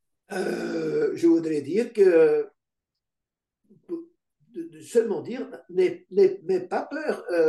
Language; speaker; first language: French; non-native, local second language; Dutch